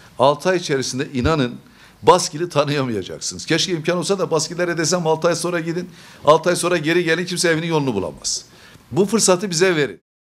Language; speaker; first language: Turkish; native; Turkish